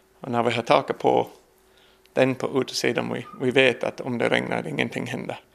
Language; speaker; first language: Swedish; non-native, learner; English